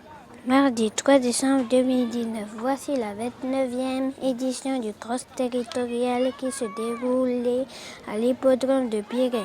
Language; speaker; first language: French; native; French